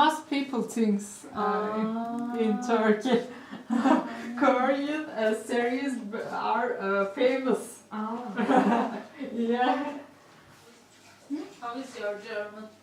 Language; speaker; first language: English; non-native, learner; Turkish